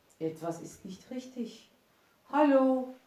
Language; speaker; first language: German; non-native, fluent; Turkish